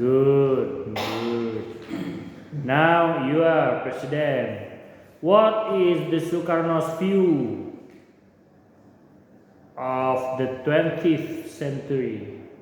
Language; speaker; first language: English; non-native, local second language; Indonesian